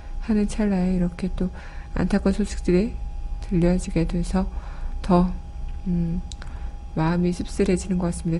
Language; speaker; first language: Korean; native; Korean